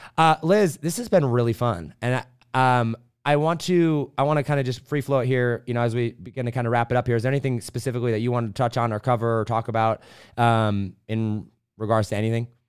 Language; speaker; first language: English; native; English